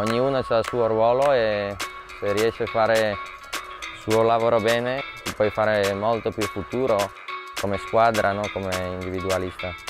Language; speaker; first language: Italian; non-native, learner; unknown